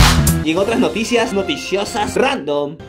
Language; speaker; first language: Spanish; native; Spanish